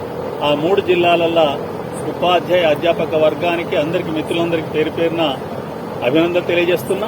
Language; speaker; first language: Telugu; native; Telugu